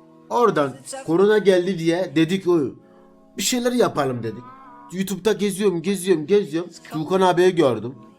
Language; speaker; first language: Turkish; non-native, fluent; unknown